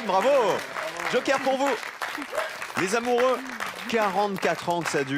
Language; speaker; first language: French; native; French